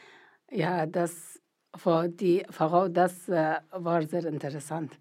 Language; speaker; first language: German; non-native, learner; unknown